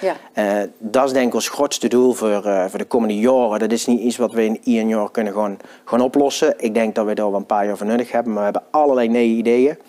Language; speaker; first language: Dutch; native; Dutch